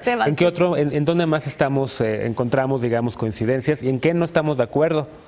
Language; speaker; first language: Spanish; native; Spanish